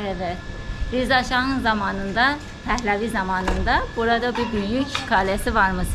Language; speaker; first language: Turkish; non-native, fluent; Turkmen